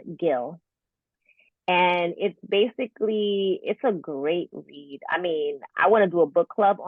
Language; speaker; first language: English; native; English